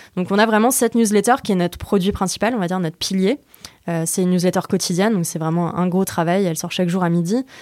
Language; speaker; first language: French; native; French